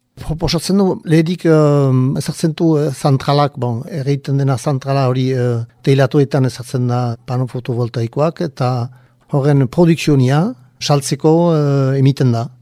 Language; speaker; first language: Basque; native; Basque